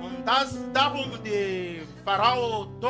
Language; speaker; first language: German; non-native, learner; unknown